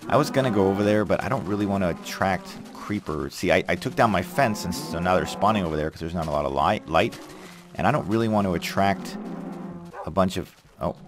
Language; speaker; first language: English; native; English